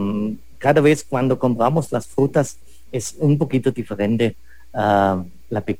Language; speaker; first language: Spanish; non-native, fluent; German